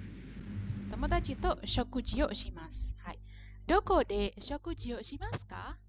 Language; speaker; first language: Japanese; non-native, fluent; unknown